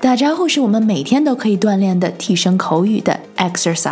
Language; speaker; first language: Chinese; native; Chinese